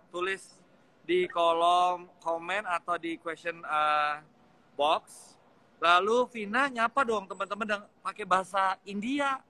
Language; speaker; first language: Indonesian; native; Indonesian